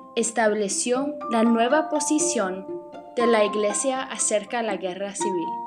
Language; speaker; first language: Spanish; non-native, fluent; English